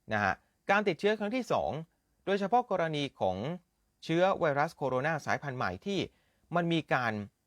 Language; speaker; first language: Thai; native; Thai